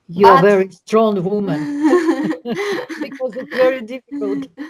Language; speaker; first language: English; non-native, learner; Russian